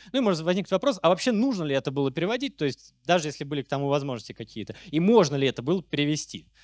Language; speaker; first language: Russian; native; Russian